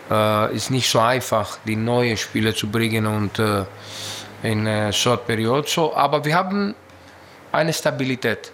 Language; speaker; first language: German; non-native, learner; Greek